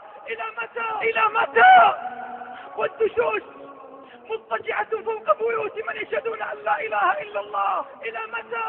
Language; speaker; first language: Arabic; native; Arabic